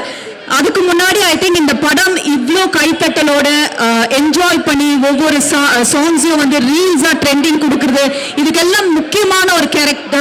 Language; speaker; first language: Tamil; native; Tamil